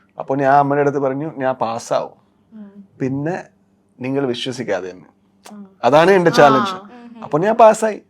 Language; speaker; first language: Malayalam; non-native, learner; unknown